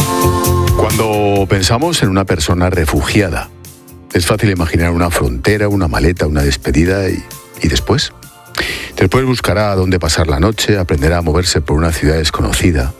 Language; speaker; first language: Spanish; native; Spanish